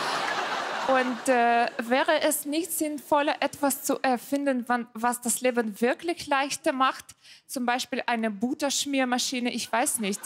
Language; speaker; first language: German; non-native, fluent; Ukrainian